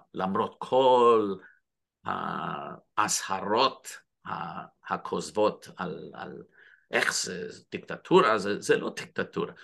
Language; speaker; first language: Hebrew; non-native, fluent; English